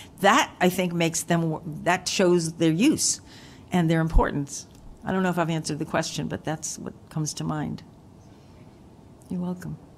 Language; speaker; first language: English; native; English